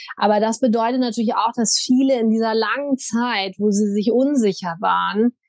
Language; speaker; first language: German; native; German